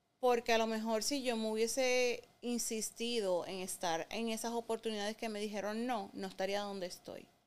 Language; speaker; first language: Spanish; native; Spanish